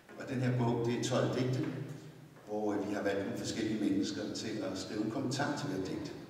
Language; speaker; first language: Danish; native; Danish